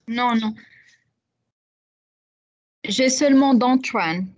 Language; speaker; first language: French; non-native, local second language; Arabic